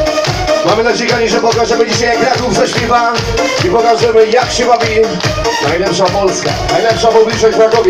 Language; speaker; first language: Polish; native; Polish